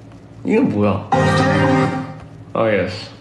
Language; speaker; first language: Korean; early bilingual, heritage; Korean